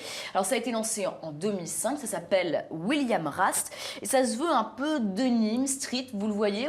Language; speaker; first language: French; native; French